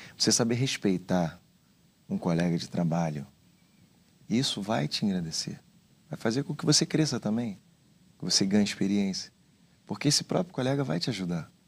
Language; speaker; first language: Portuguese; native; Portuguese